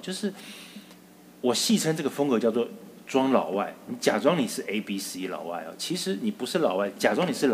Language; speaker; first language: Chinese; native; Chinese